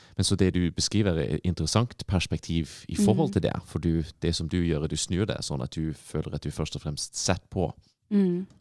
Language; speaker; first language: Norwegian; non-native, fluent; English